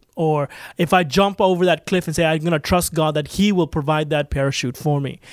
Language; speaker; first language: English; native; English